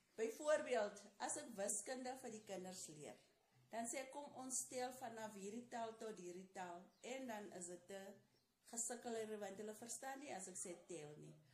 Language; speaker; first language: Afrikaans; non-native, local second language; Xhosa